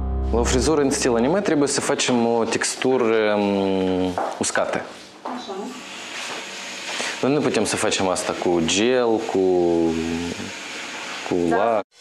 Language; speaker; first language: Romanian; non-native, local second language; Russian